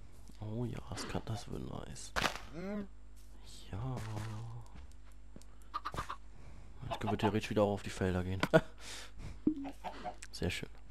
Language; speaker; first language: German; native; German